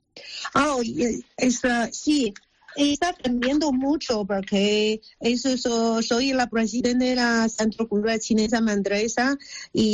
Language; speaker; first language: Spanish; non-native, learner; Chinese